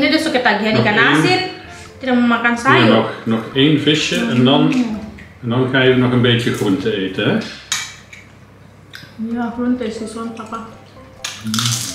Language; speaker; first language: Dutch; non-native, fluent; Indonesian